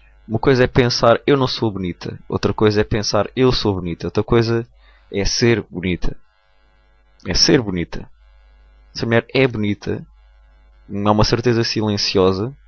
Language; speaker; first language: Portuguese; native; Portuguese